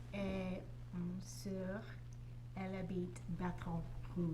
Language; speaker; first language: French; non-native, learner; English